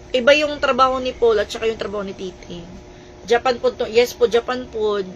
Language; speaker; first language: Filipino; non-native, local second language; Cebuano